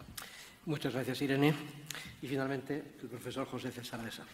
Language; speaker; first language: Spanish; native; Spanish